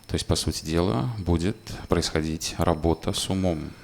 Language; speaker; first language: Russian; native; Russian